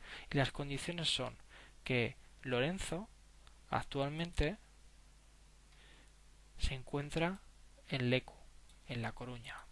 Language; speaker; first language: Spanish; native; Spanish